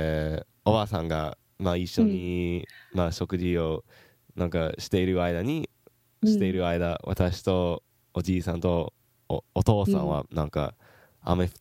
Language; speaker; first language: Japanese; non-native, learner; English